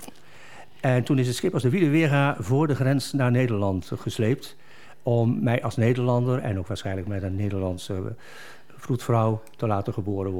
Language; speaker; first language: Dutch; native; Dutch